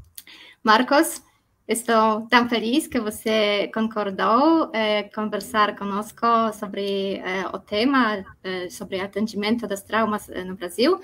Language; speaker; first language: Portuguese; non-native, learner; Polish